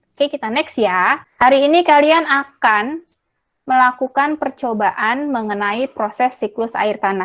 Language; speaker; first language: Indonesian; native; Indonesian